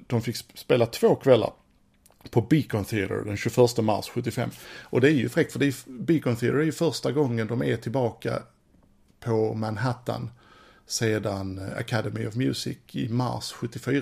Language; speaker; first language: Swedish; native; Swedish